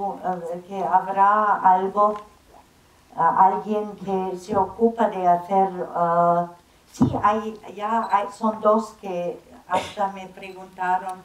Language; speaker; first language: Spanish; non-native, fluent; German